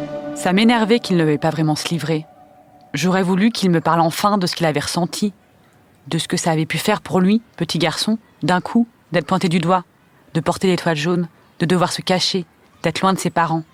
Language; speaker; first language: French; native; French